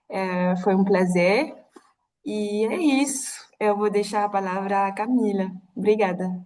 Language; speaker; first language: Portuguese; non-native, fluent; French